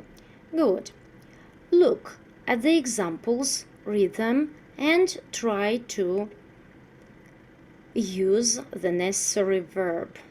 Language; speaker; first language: English; non-native, fluent; Russian